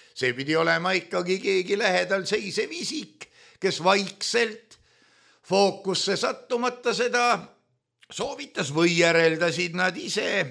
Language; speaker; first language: Estonian; native; Estonian